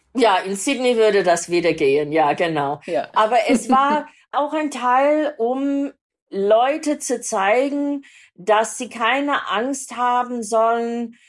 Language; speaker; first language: German; non-native, fluent; English